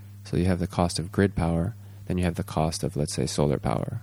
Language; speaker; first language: English; native; English